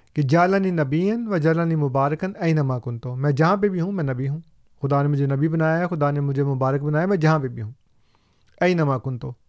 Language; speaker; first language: Urdu; native; Urdu